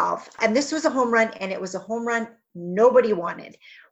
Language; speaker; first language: English; native; English